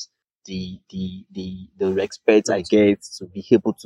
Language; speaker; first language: English; non-native, local second language; Yoruba